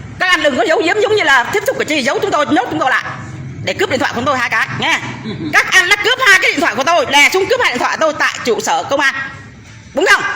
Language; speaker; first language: Vietnamese; non-native, local second language; Jarai